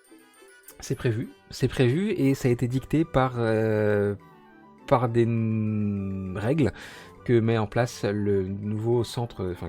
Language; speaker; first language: French; native; French